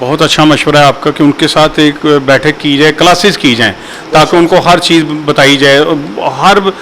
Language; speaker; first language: Urdu; non-native, local second language; Punjabi